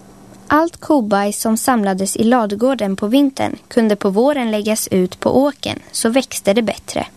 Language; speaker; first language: Swedish; native; Swedish